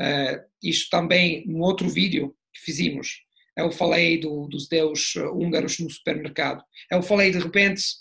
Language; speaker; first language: Portuguese; non-native, fluent; Italian